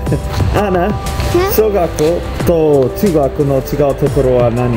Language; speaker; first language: Japanese; non-native, learner; English